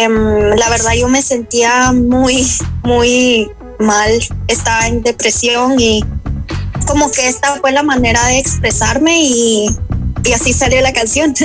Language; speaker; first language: Spanish; early bilingual, other home language; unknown